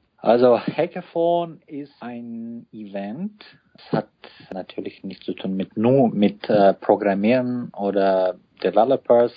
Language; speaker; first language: German; non-native, fluent; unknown